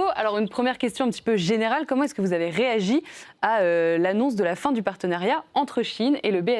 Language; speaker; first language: French; native; French